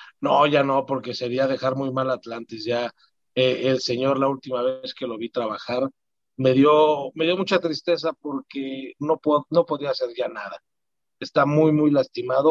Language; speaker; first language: Spanish; native; Spanish